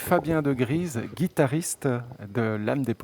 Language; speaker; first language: French; native; French